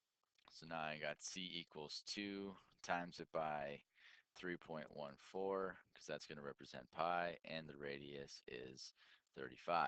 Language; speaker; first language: English; native; English